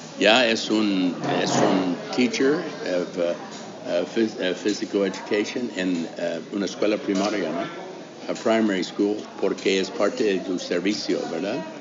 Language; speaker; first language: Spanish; non-native, fluent; English